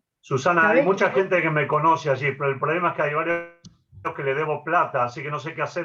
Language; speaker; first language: Spanish; native; Spanish